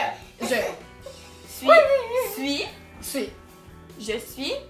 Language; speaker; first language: French; native; French